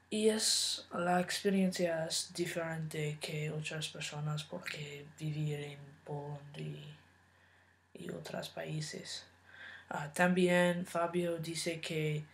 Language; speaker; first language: Spanish; non-native, learner; English